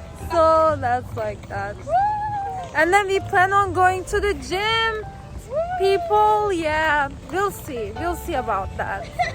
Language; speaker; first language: English; non-native, fluent; Turkish